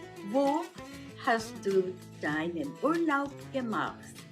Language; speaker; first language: German; non-native, fluent; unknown